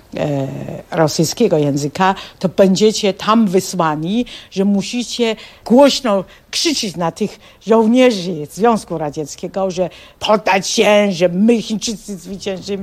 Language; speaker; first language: Polish; non-native, fluent; Chinese